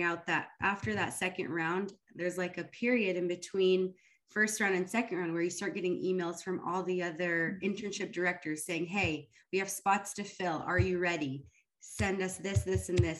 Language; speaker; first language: English; early bilingual, other home language; Arabic